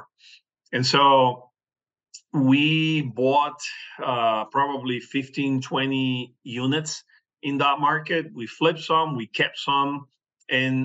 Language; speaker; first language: English; non-native, fluent; Spanish